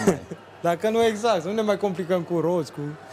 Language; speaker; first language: Romanian; native; Romanian